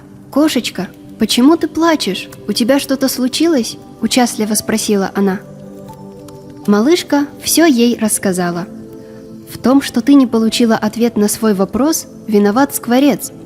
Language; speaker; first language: Russian; native; Russian